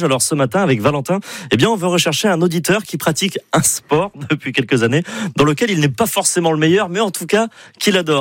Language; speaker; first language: French; native; French